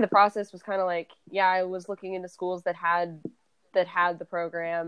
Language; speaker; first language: English; native; English